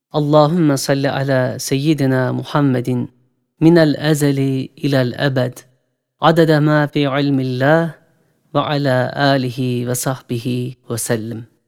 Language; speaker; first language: Arabic; non-native, fluent; Turkish